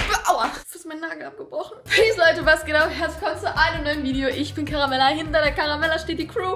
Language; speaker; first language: German; native; German